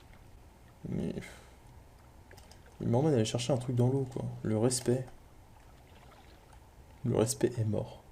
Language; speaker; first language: French; native; French